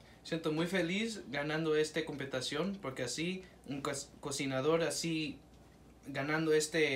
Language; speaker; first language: Spanish; non-native, learner; English